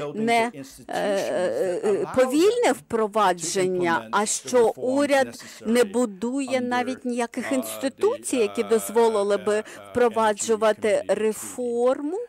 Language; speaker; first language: Ukrainian; non-native, fluent; English